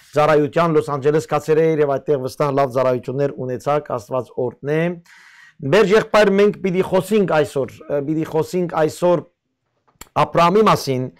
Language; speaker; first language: Armenian; early bilingual, heritage; Armenian